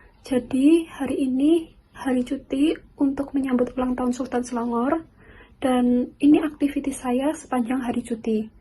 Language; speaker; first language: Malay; non-native, learner; Indonesian